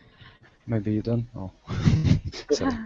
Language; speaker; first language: English; non-native, learner; Russian